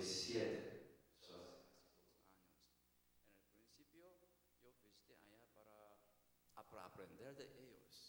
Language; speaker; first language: Spanish; non-native, learner; Korean